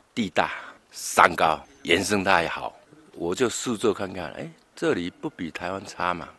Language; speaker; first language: Chinese; native; Chinese